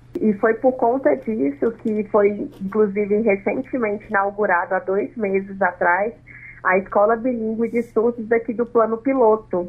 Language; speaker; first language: Portuguese; non-native, local second language; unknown